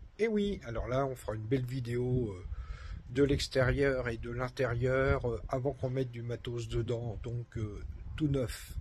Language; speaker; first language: French; native; French